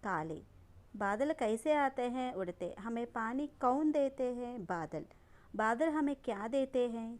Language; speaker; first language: Hindi; non-native, local second language; Telugu